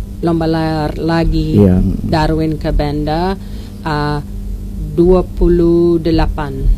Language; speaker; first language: Indonesian; non-native, learner; English